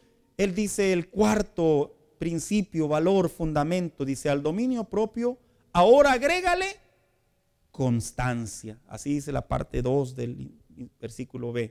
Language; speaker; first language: Spanish; native; Spanish